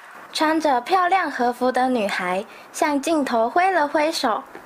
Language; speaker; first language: Chinese; native; Chinese